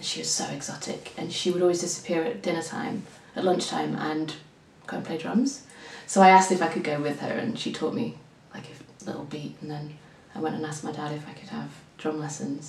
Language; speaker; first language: English; native; English